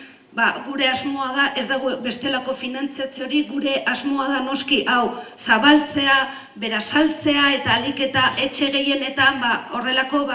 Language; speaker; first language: Basque; native; Basque